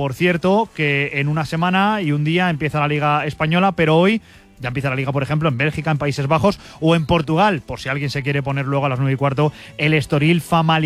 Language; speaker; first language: Spanish; native; Spanish